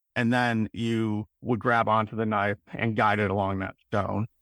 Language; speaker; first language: English; native; English